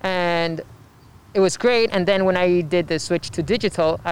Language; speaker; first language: English; non-native, fluent; Spanish